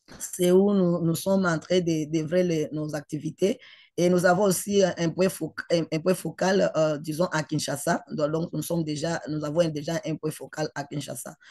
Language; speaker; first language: French; non-native, local second language; Swahili